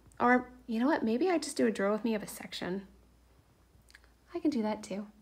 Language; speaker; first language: English; native; English